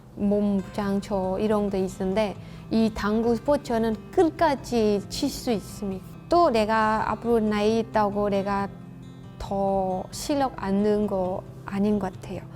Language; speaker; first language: Korean; non-native, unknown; Khmer